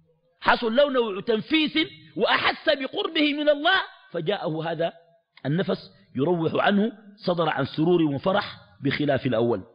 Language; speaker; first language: Arabic; native; Arabic